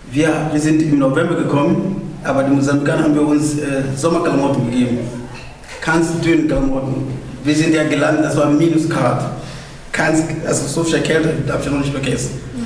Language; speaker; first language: German; non-native, fluent; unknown